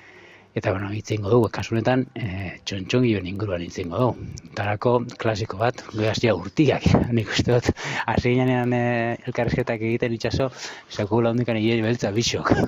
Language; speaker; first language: Basque; native; Basque